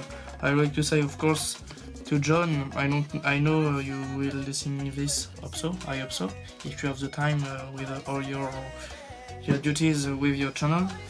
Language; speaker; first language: English; non-native, learner; French